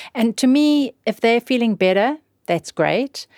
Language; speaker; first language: English; native; English